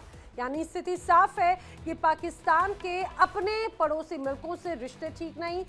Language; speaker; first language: Hindi; native; Hindi